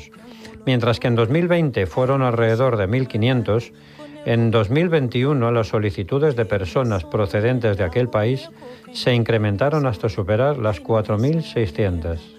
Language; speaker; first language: Spanish; native; Spanish